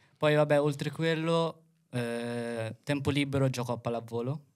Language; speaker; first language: Italian; early bilingual, other home language; Filipino